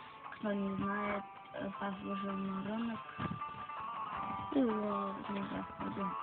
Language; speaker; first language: Russian; non-native, learner; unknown